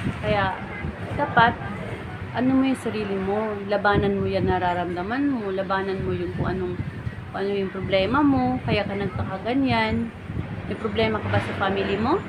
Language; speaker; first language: Filipino; non-native, local second language; Hiligaynon